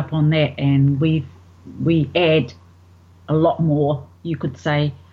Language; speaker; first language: English; native; English